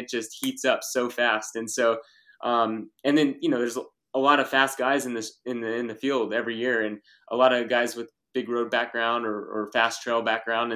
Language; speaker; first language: English; native; English